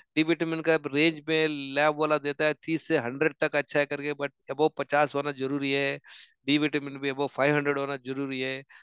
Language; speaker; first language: Hindi; non-native, local second language; Telugu